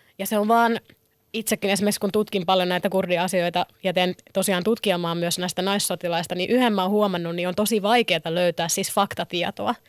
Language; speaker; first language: Finnish; early bilingual, other home language; Kurdish